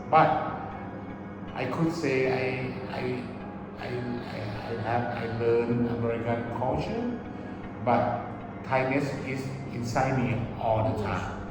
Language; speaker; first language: English; early bilingual, other home language; Thai